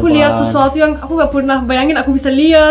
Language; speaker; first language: Indonesian; non-native, fluent; Turkish